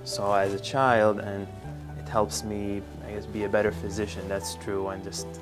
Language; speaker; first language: English; non-native, fluent; Arabic